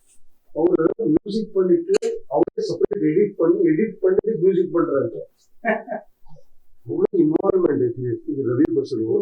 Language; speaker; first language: Tamil; non-native, learner; Kannada